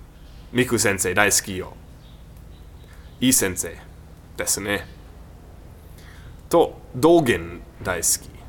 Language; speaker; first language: Japanese; non-native, learner; English